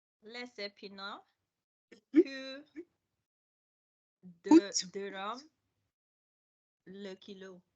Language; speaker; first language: French; non-native, learner; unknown